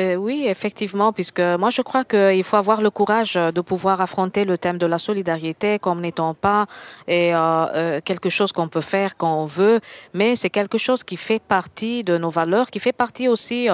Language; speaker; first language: French; native; French